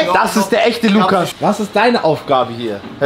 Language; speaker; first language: German; native; German